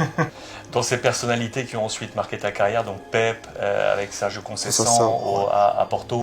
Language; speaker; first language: French; native; French